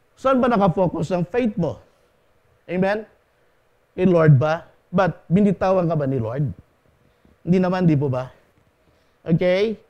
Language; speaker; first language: Filipino; non-native, local second language; Cebuano